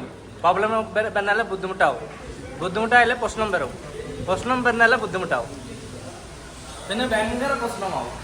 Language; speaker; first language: Malayalam; non-native, learner; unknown